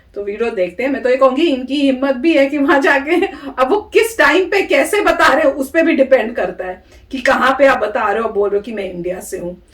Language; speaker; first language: Hindi; native; Hindi